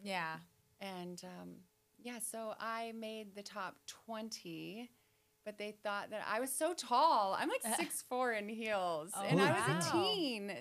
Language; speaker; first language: English; native; English